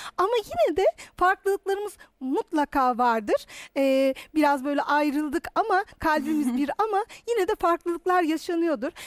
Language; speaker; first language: Turkish; native; Turkish